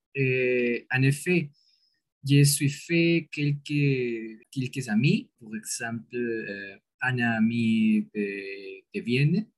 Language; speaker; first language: French; non-native, learner; Spanish